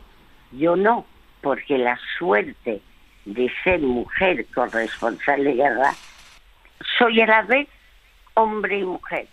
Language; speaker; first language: Spanish; early bilingual, other home language; French